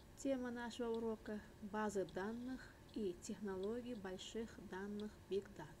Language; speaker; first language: Russian; non-native, local second language; Uzbek